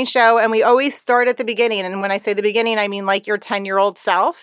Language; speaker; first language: English; native; English